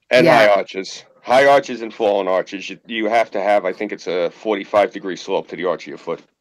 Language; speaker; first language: English; native; English